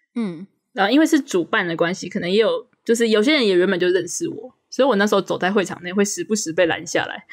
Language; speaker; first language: Chinese; native; Chinese